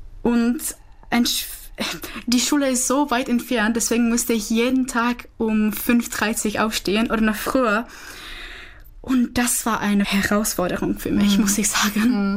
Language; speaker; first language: German; non-native, fluent; Czech